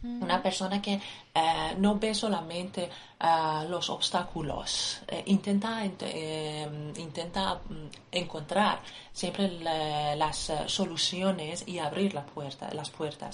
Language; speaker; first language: Spanish; non-native, fluent; Persian